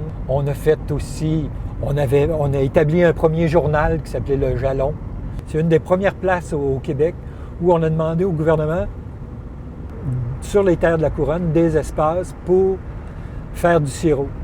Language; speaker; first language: French; native; French